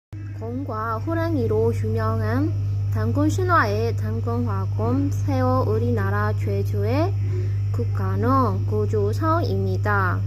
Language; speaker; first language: Korean; non-native, learner; Burmese